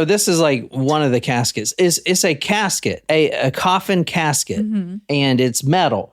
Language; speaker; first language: English; native; English